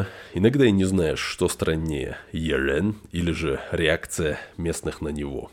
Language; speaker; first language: Russian; native; Russian